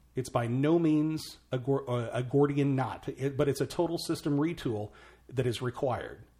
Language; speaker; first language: English; native; English